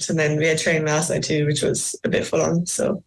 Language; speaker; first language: English; native; English